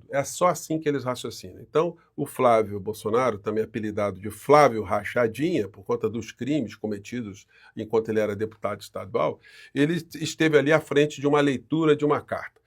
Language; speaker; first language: Portuguese; native; Portuguese